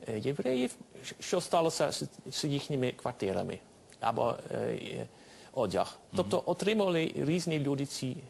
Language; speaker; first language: Ukrainian; non-native, fluent; Dutch